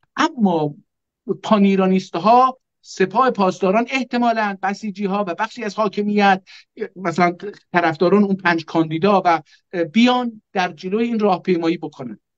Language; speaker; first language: Persian; non-native, local second language; Azerbaijani